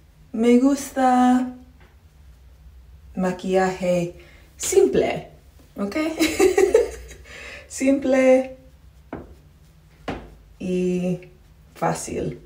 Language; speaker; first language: Spanish; non-native, learner; English